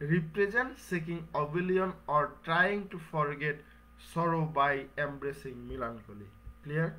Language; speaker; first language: English; non-native, local second language; Bangla